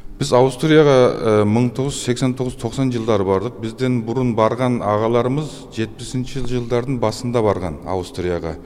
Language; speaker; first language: Kazakh; early bilingual, heritage; Kazakh